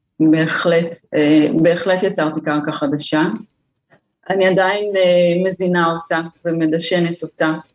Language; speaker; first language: Hebrew; native; Hebrew